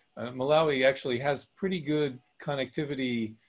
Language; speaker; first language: English; native; English